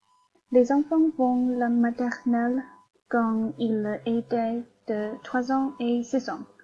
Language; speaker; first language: French; non-native, learner; Chinese